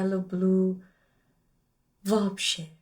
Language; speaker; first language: Russian; non-native, learner; English